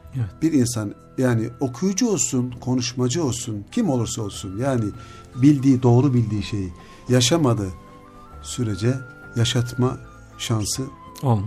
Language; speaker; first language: Turkish; native; Turkish